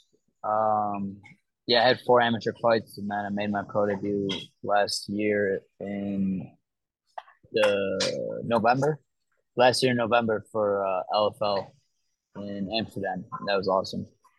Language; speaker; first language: English; native; English